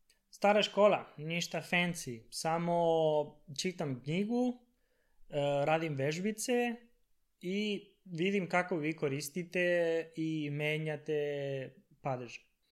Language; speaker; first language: Serbian; non-native, fluent; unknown